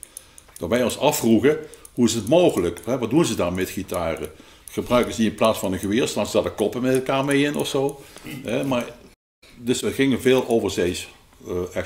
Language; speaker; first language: Dutch; native; Dutch